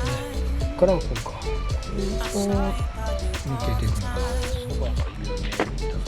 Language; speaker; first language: Japanese; native; Japanese